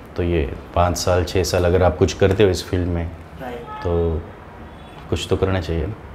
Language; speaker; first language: Hindi; non-native, local second language; Marathi